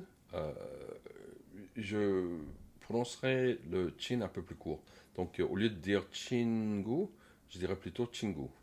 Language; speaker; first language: French; non-native, fluent; Korean